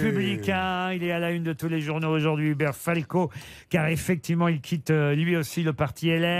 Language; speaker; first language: French; native; French